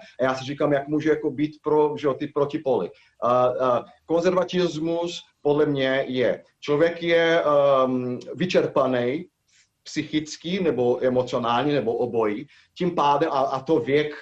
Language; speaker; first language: Czech; non-native, fluent; Portuguese